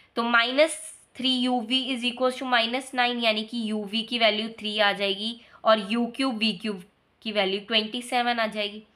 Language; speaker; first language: Hindi; native; Hindi